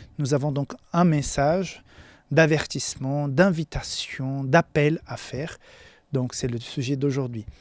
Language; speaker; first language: French; non-native, fluent; Portuguese